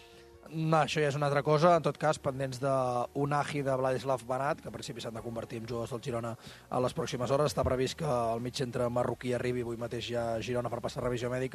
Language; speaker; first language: Catalan; native; Catalan